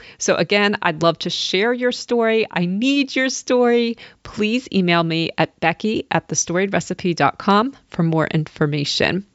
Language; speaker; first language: English; native; English